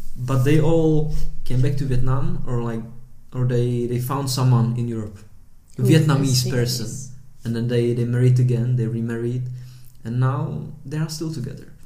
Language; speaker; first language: English; early bilingual, heritage; Czech